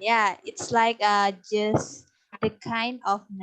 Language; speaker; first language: English; non-native, fluent; Indonesian